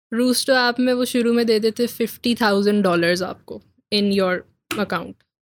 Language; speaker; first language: Urdu; native; Urdu